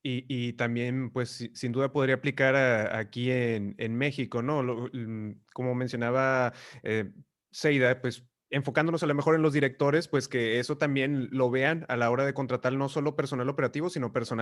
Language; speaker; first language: Spanish; native; Spanish